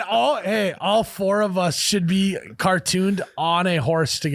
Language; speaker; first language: English; native; English